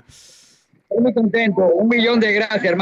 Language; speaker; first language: Spanish; native; Spanish